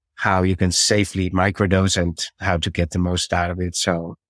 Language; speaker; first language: English; non-native, fluent; Dutch